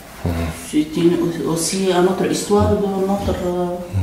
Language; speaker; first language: French; non-native, local second language; Arabic